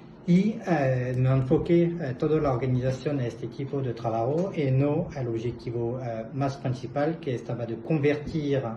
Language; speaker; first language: Spanish; non-native, fluent; French